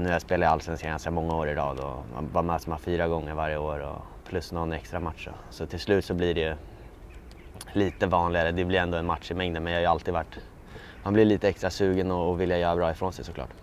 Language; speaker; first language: Swedish; native; Swedish